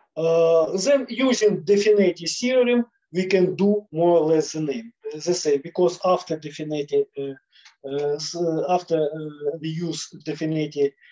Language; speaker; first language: English; non-native, fluent; Russian